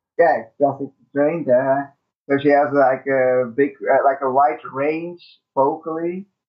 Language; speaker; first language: English; non-native, fluent; Dutch